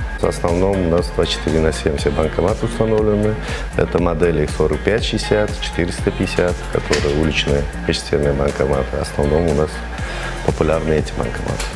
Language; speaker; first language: Russian; non-native, local second language; Uzbek